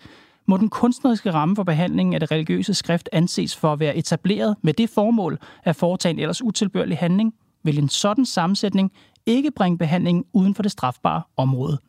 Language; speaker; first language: Danish; native; Danish